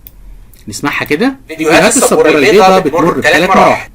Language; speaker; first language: Arabic; native; Arabic